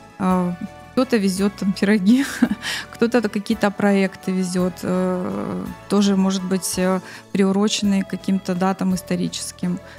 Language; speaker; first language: Russian; native; Russian